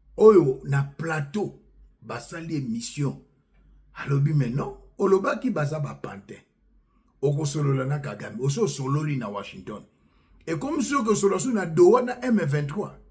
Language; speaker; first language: Lingala; non-native, local second language; Luba-Lulua